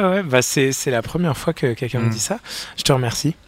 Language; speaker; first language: French; native; French